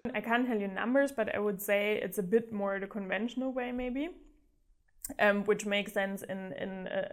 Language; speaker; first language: English; non-native, fluent; German